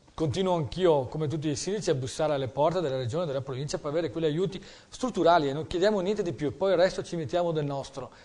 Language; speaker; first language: Italian; native; Italian